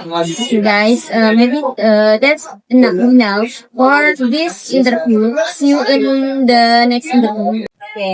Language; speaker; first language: English; non-native, learner; Indonesian